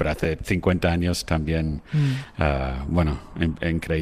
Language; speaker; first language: Spanish; non-native, fluent; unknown